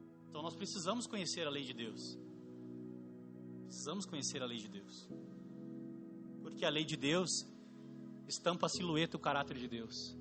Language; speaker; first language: Portuguese; native; Portuguese